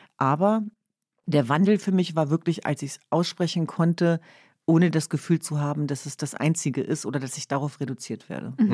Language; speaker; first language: German; early bilingual, other home language; Kurdish